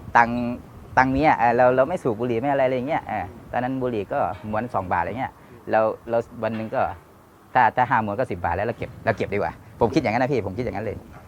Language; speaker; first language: Thai; non-native, local second language; Pattani Malay